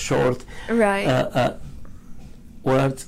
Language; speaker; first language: English; non-native, learner; Romanian